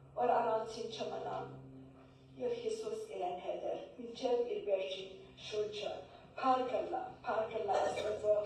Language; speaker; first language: Armenian; early bilingual, heritage; Armenian